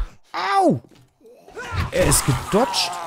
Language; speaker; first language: German; native; German